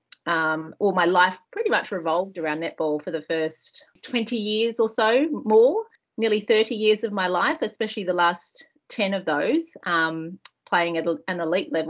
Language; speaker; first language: English; native; English